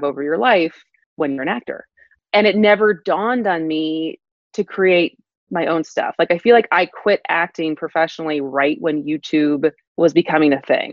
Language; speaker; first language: English; native; English